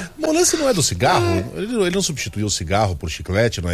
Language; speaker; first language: Portuguese; native; Portuguese